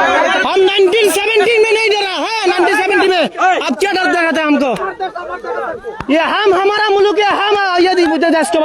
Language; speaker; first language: Hindi; non-native, learner; Bangla